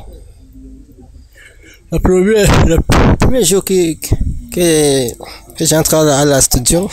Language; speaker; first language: French; non-native, learner; Rundi